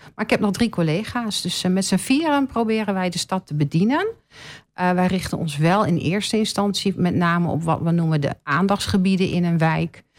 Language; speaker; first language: Dutch; native; Dutch